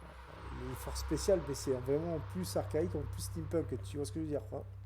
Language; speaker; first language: French; native; French